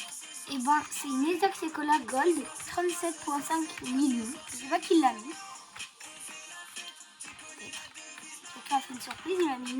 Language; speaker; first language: French; native; French